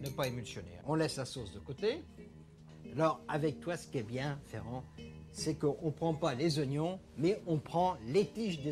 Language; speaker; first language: French; native; French